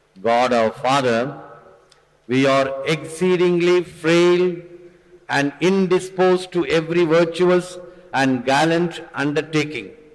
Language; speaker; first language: English; non-native, local second language; Tamil